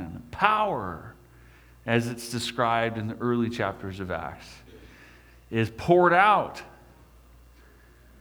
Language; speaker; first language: English; native; English